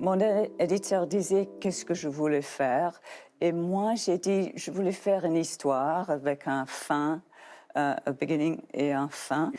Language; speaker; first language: French; non-native, fluent; English